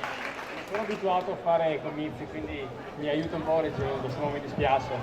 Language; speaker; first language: Italian; native; Italian